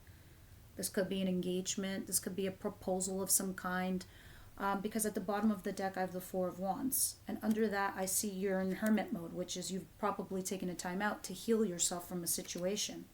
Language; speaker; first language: English; native; English